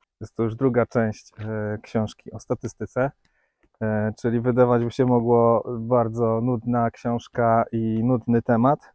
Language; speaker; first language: Polish; native; Polish